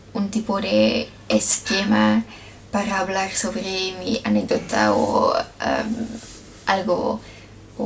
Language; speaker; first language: Spanish; non-native, learner; Dutch